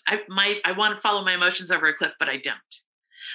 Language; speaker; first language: English; native; English